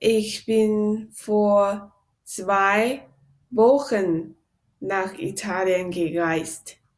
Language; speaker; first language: German; non-native, learner; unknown